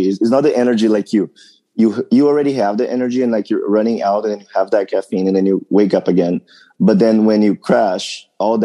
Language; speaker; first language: English; non-native, fluent; Portuguese